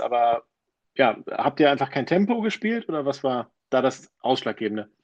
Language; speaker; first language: German; native; German